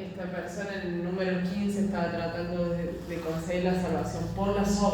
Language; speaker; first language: Spanish; native; Spanish